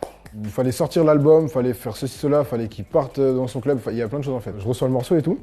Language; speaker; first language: French; native; French